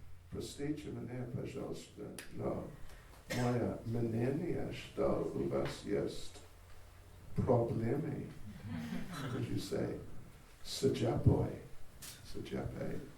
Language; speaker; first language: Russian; non-native, learner; English